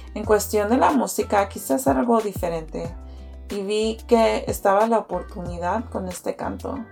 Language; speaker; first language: Spanish; early bilingual, heritage; Spanish